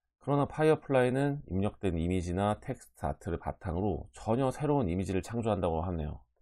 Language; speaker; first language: Korean; native; Korean